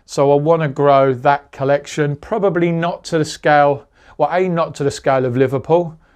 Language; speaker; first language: English; native; English